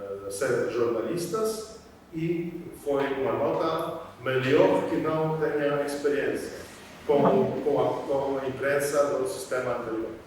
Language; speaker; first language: Portuguese; non-native, fluent; Polish